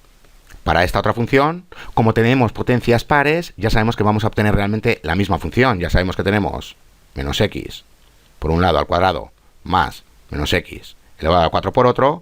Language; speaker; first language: Spanish; native; Spanish